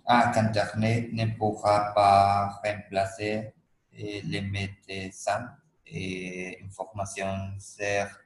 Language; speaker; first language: French; non-native, fluent; Spanish